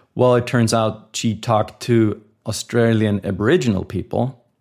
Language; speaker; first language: English; non-native, fluent; German